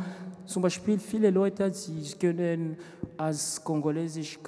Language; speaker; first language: German; non-native, learner; French